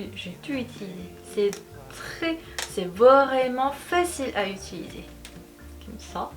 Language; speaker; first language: French; non-native, fluent; Korean